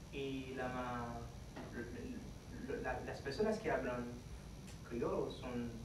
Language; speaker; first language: Spanish; non-native, fluent; Haitian Creole